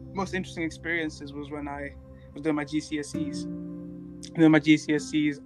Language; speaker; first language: English; non-native, local second language; Tswana